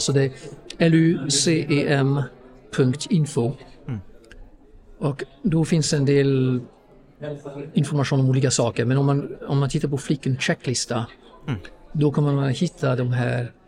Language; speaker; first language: Swedish; non-native, fluent; English